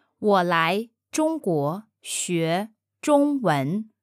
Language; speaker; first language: Chinese; non-native, learner; English